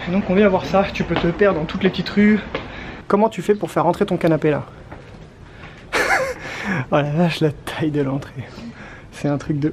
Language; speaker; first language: French; native; French